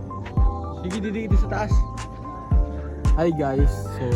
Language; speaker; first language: Filipino; native; Filipino